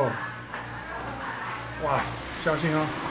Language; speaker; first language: Chinese; non-native, learner; English